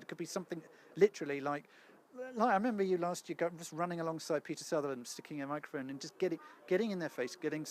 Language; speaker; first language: English; native; English